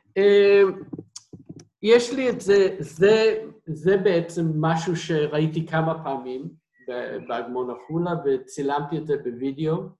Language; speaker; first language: Hebrew; non-native, fluent; English